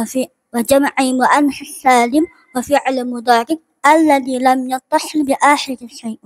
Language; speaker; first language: Arabic; non-native, learner; Indonesian